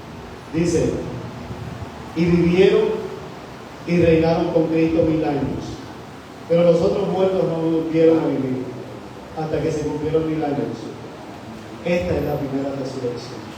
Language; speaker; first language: Spanish; native; Spanish